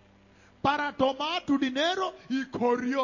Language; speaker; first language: Spanish; non-native, learner; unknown